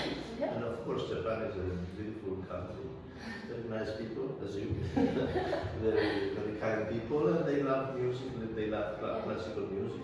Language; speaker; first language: English; non-native, fluent; Italian